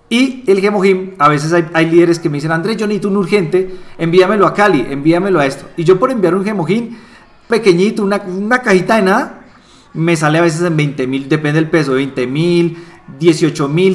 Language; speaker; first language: Spanish; native; Spanish